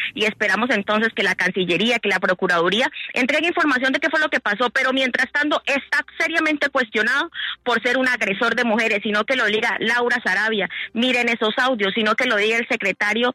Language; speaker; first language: Spanish; native; Spanish